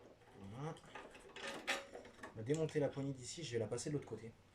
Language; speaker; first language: French; native; French